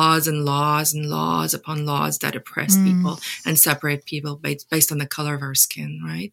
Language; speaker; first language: English; non-native, local second language; Afrikaans